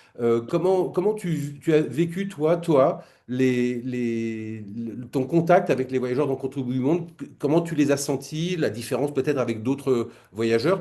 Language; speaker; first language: French; native; French